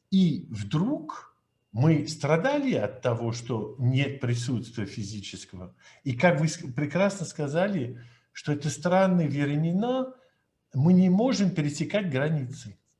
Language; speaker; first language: Russian; non-native, fluent; French